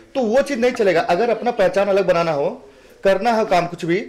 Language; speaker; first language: Hindi; native; Hindi